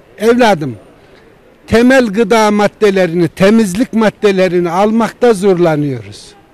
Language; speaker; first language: Turkish; native; Turkish